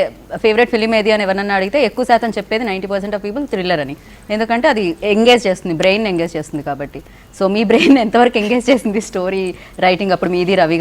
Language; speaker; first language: Telugu; native; Telugu